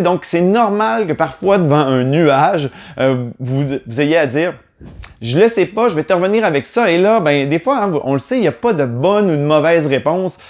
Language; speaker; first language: French; native; French